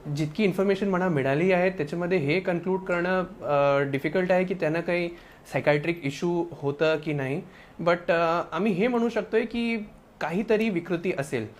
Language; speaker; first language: Marathi; non-native, local second language; Sindhi